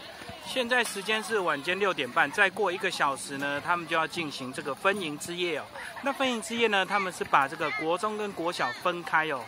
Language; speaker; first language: Chinese; native; Chinese